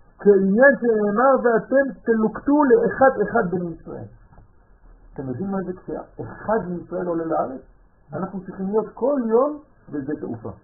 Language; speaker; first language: Hebrew; non-native, fluent; French